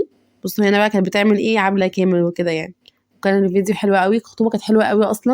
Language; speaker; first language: Arabic; native; Arabic